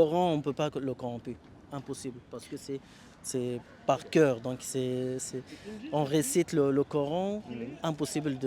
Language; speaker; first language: French; non-native, learner; Arabic